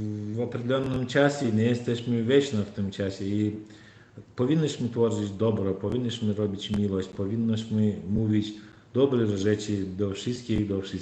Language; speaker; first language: Polish; non-native, learner; Turkmen